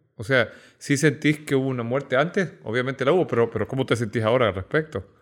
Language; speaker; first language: Spanish; native; Spanish